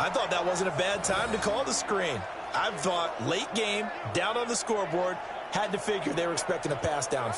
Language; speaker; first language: English; native; English